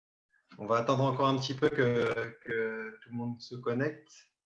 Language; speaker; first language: French; native; French